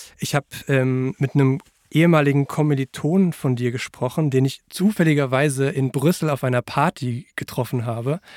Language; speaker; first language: German; native; German